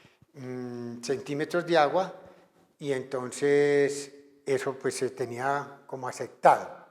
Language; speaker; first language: Spanish; native; Spanish